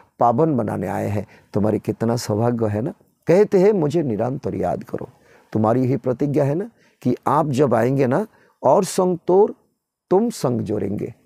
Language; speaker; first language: Hindi; non-native, local second language; Bangla